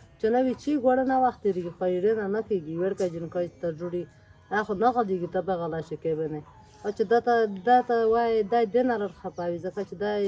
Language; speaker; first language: Pashto; native; Pashto